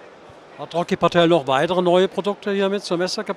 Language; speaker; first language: German; native; German